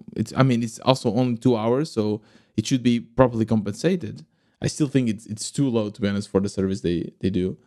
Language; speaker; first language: English; non-native, fluent; Portuguese